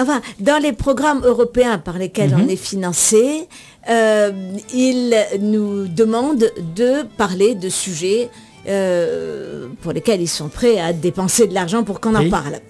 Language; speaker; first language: French; native; French